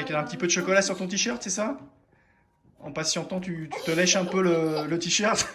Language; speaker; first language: French; native; French